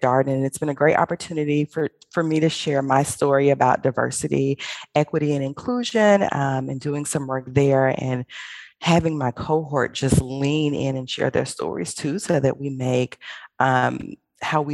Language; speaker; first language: English; native; English